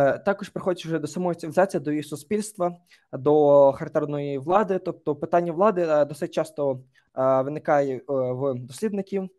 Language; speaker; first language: Ukrainian; native; Ukrainian